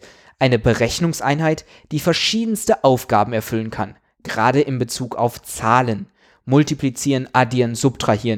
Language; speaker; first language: German; native; German